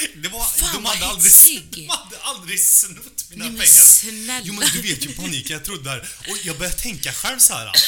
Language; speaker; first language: Swedish; native; Swedish